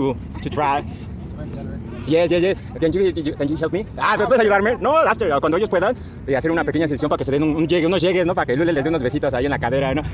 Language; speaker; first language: Spanish; native; Spanish